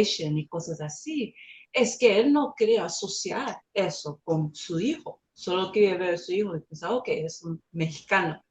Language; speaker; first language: Spanish; non-native, learner; English